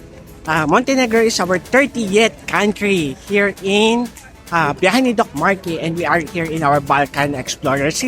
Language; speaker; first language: English; non-native, local second language; Filipino